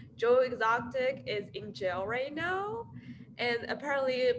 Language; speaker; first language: English; non-native, fluent; Chinese